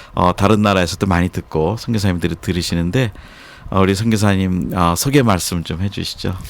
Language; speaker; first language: Korean; native; Korean